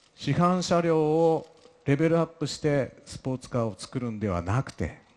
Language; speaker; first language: Japanese; native; Japanese